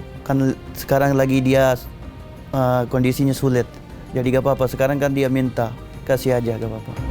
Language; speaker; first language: Indonesian; non-native, learner; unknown